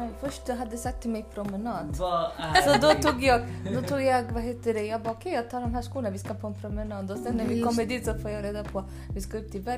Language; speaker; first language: Swedish; early bilingual, other home language; Spanish